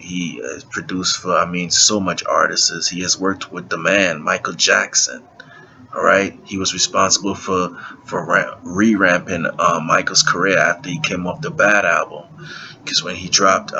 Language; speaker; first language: English; native; English